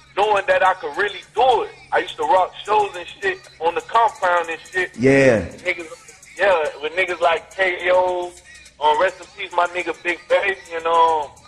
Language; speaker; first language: English; native; English